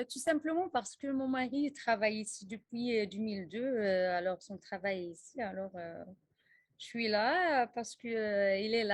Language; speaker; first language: French; non-native, local second language; Arabic